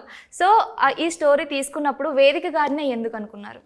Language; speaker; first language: Telugu; native; Telugu